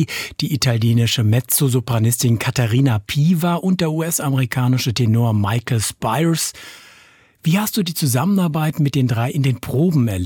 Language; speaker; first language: German; native; German